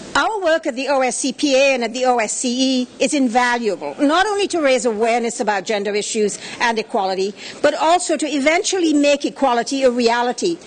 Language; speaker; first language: English; native; English